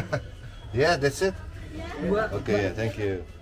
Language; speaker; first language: English; non-native, learner; Turkish